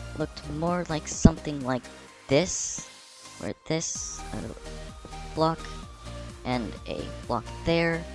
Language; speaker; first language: English; native; English